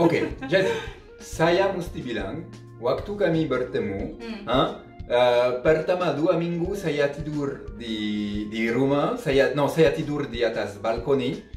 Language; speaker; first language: Indonesian; non-native, fluent; French